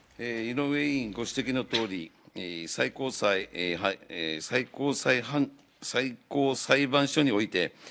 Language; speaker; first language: Japanese; native; Japanese